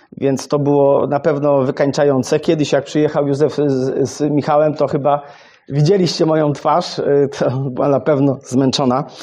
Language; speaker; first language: Polish; native; Polish